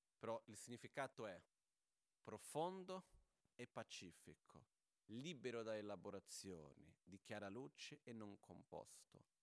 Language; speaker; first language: Italian; non-native, fluent; Portuguese